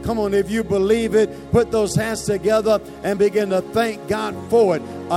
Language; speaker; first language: English; native; English